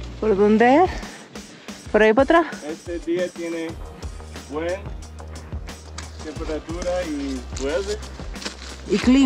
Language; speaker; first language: Spanish; non-native, learner; English